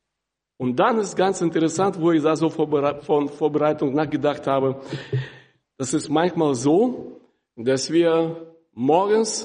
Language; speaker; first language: German; non-native, fluent; Russian